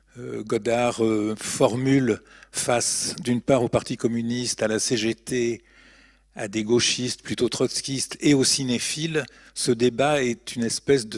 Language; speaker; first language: French; native; French